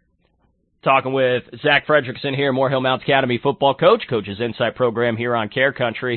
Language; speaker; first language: English; native; English